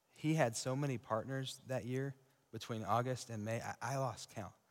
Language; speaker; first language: English; native; English